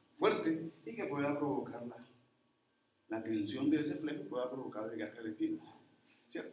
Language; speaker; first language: Spanish; native; Spanish